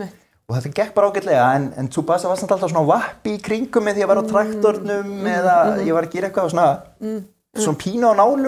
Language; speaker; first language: Icelandic; native; Icelandic